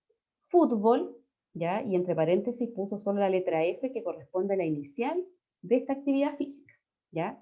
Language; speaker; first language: Spanish; native; Spanish